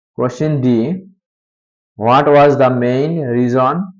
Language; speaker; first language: English; non-native, local second language; Bangla